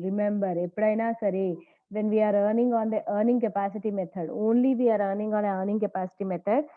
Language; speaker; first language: English; non-native, local second language; Telugu